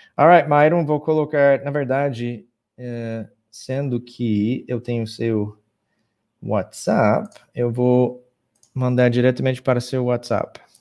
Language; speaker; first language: Portuguese; non-native, fluent; English